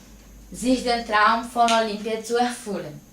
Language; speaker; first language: German; non-native, learner; Portuguese